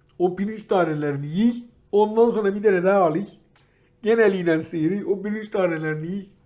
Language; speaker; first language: Turkish; native; Turkish